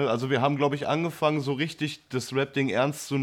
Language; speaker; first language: German; native; German